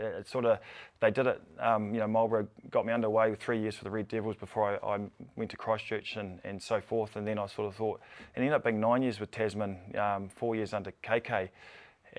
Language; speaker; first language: English; native; English